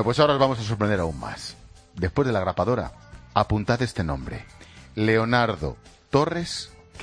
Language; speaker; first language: Spanish; native; Spanish